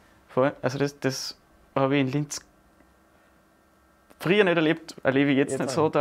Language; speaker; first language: German; native; German